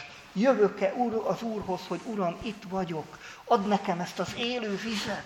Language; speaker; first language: Hungarian; native; Hungarian